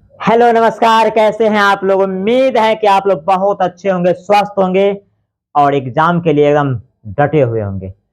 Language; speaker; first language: Hindi; native; Hindi